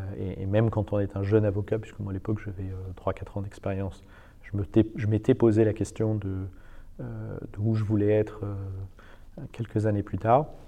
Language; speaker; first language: French; non-native, fluent; Persian